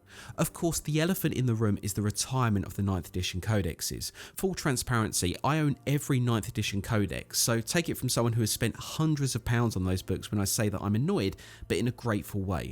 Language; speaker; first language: English; native; English